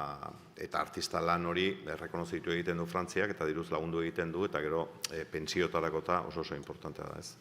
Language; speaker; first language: Basque; native; Basque